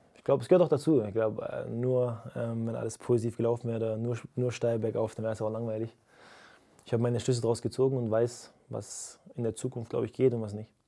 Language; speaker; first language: German; native; German